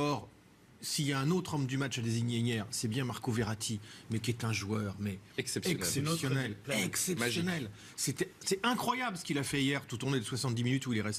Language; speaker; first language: French; native; French